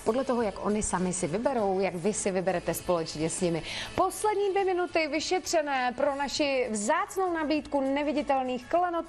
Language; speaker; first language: Czech; native; Czech